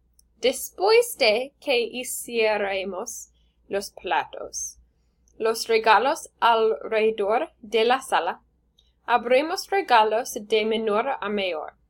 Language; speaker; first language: Spanish; non-native, learner; English